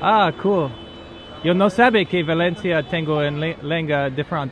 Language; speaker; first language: Spanish; non-native, learner; English